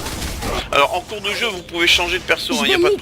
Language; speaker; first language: French; native; French